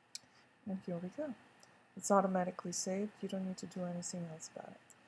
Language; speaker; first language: English; native; English